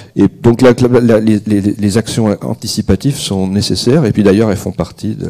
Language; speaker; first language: French; native; French